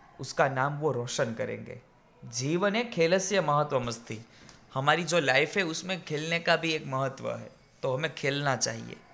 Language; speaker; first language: Hindi; non-native, local second language; Gujarati